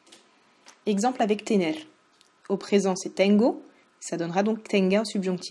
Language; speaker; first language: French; native; French